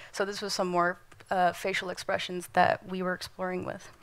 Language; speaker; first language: English; non-native, fluent; Indonesian